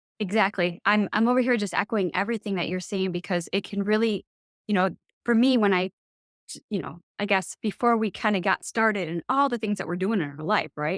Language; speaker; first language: English; native; English